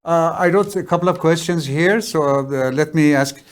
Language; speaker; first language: English; non-native, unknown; Persian